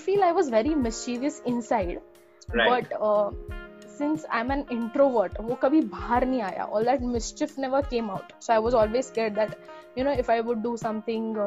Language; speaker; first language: English; non-native, local second language; Hindi